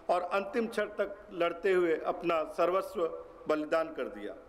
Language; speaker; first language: Hindi; native; Hindi